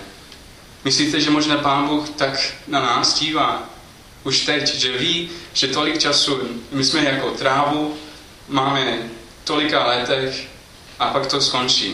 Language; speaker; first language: Czech; non-native, fluent; English